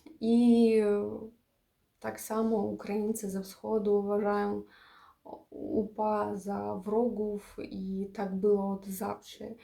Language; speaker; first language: Polish; non-native, fluent; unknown